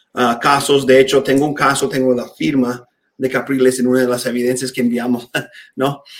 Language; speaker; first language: Spanish; non-native, fluent; English